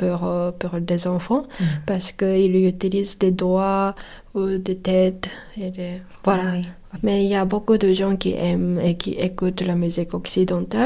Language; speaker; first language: French; non-native, fluent; Japanese